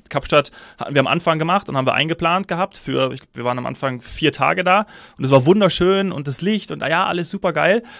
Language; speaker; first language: German; native; German